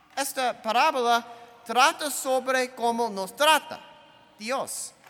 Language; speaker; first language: Spanish; non-native, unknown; English